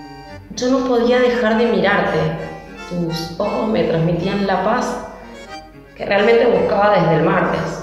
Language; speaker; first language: Spanish; native; Spanish